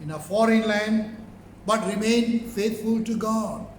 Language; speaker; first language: English; non-native, local second language; Tamil